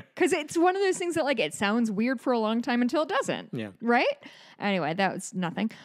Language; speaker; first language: English; native; English